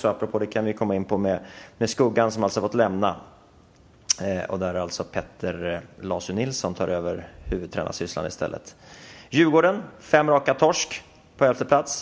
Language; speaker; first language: Swedish; native; Swedish